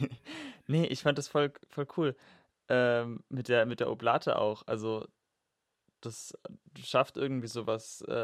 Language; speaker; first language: German; native; German